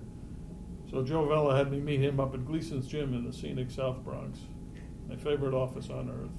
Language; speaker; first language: English; native; English